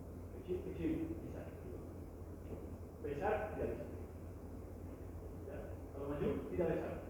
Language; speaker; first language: Indonesian; non-native, learner; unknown